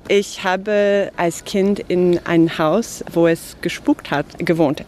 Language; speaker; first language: German; non-native, fluent; English